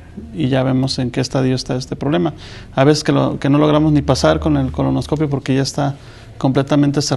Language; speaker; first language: Spanish; native; Spanish